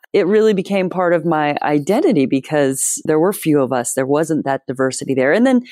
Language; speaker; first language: English; native; English